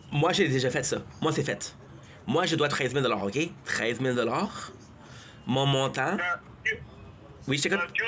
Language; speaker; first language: French; native; French